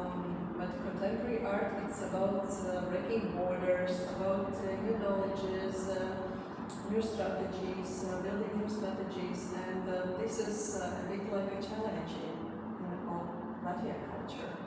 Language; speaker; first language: English; non-native, fluent; Latvian